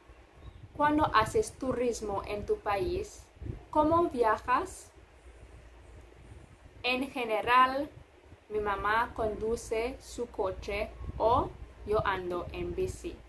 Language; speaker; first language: Spanish; non-native, fluent; English